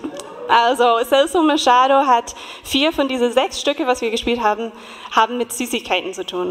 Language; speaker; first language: German; non-native, fluent; English